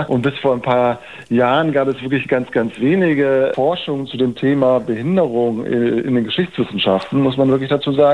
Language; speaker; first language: German; native; German